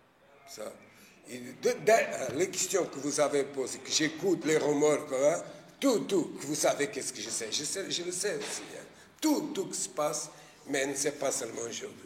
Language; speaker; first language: French; non-native, fluent; Portuguese